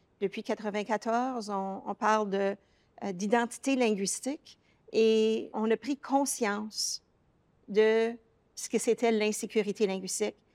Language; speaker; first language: French; native; French